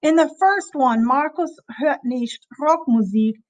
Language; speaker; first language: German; non-native, fluent; English